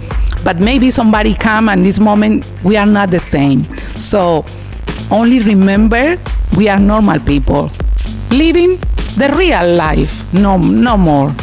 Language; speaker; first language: English; non-native, learner; Spanish